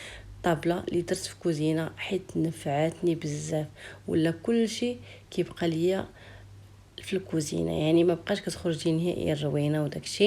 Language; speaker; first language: Arabic; native; Arabic